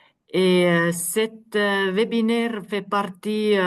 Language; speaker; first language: French; non-native, fluent; Finnish